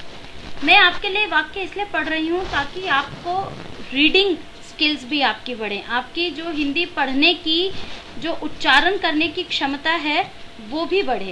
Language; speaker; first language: Hindi; native; Hindi